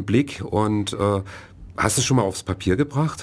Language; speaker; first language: German; native; German